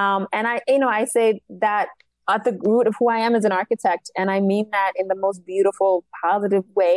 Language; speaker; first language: English; native; English